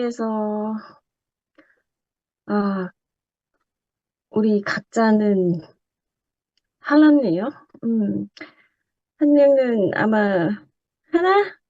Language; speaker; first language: Korean; non-native, learner; Japanese